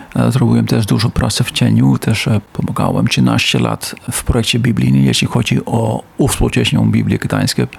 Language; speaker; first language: Polish; non-native, learner; Dutch